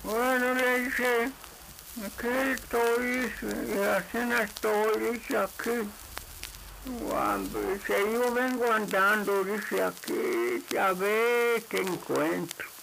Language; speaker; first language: Spanish; non-native, local second language; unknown